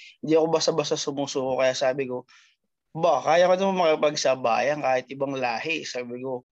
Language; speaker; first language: Filipino; native; Filipino